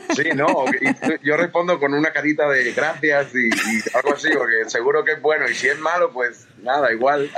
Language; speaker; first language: Spanish; native; Spanish